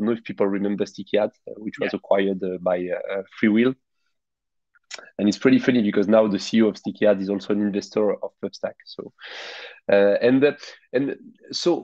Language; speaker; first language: English; non-native, fluent; French